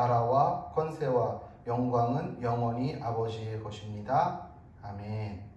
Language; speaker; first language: Korean; native; Korean